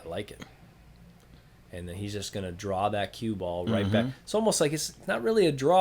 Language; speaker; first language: English; native; English